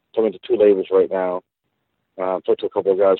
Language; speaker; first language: English; early bilingual, other home language; Spanish